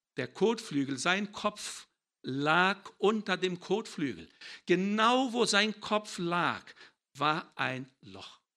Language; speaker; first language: German; early bilingual, heritage; German